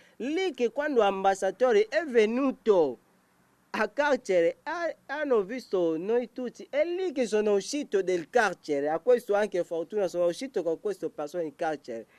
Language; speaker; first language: Italian; non-native, learner; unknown